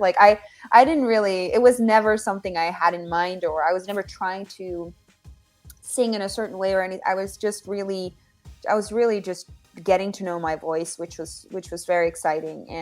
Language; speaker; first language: English; non-native, fluent; Finnish